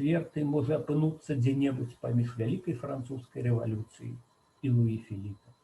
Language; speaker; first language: Belarusian; native; Belarusian